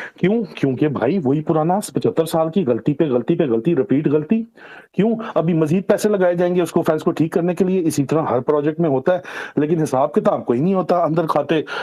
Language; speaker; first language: Urdu; non-native, local second language; Punjabi